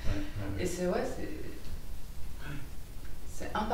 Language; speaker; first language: French; native; French